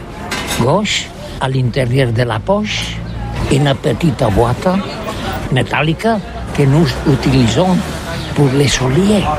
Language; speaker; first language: French; non-native, learner; Catalan